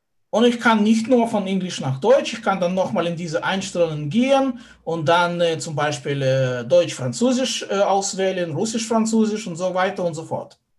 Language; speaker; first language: German; non-native, fluent; Russian